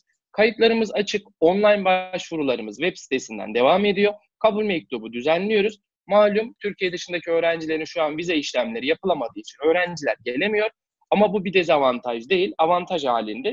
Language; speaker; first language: Turkish; native; Turkish